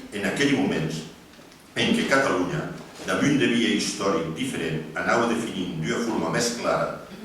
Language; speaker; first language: Catalan; non-native, local second language; Occitan